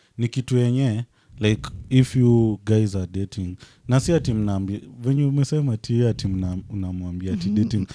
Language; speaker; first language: Swahili; native; Swahili